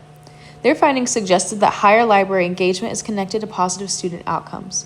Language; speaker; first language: English; native; English